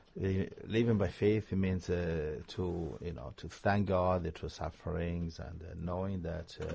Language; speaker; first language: English; non-native, fluent; Italian